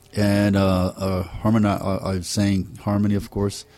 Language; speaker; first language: English; early bilingual, other home language; Spanish